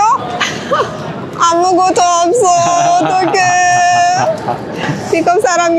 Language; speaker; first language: Korean; non-native, learner; Persian